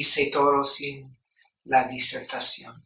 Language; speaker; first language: Spanish; non-native, fluent; English